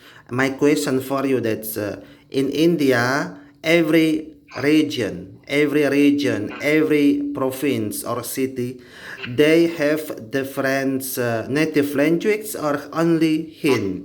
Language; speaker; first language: English; non-native, learner; Indonesian